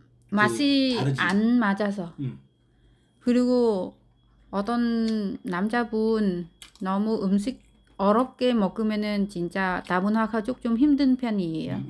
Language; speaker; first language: Korean; non-native, learner; Vietnamese